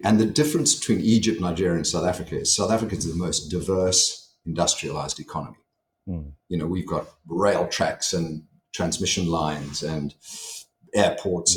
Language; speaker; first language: English; native; English